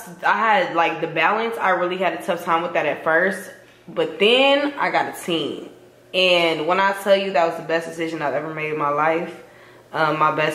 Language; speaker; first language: English; native; English